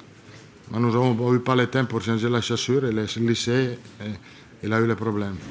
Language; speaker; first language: French; non-native, learner; Italian